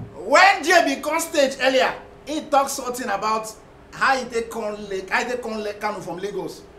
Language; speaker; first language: Nigerian Pidgin; non-native, local second language; Hausa